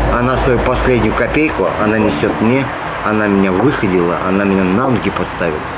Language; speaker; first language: Russian; native; Russian